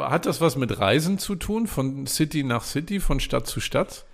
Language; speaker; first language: German; native; German